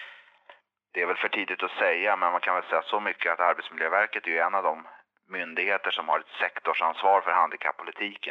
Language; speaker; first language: Swedish; native; Swedish